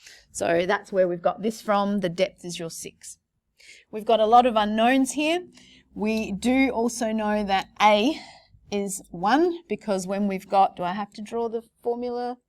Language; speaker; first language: English; native; English